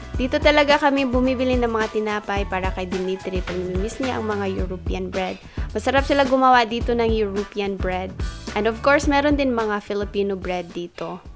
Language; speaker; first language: Filipino; non-native, local second language; Cebuano